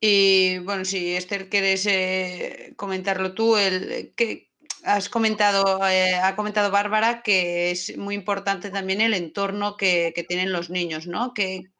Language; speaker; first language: Spanish; non-native, local second language; Catalan